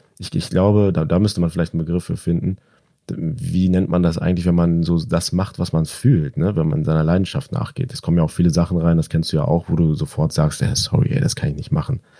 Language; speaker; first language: German; early bilingual, other home language; Turkish